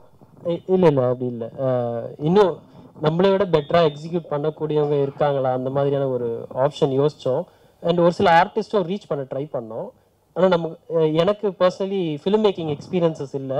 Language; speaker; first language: Tamil; native; Tamil